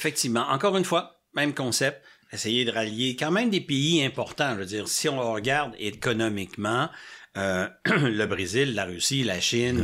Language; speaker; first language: French; native; French